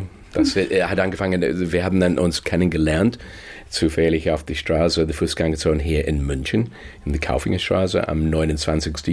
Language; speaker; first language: German; non-native, fluent; English